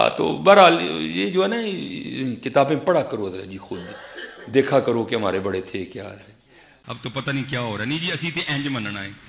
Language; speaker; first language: Urdu; non-native, local second language; Punjabi